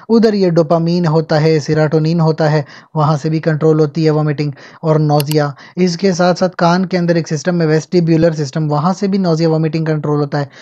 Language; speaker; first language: Hindi; native; Hindi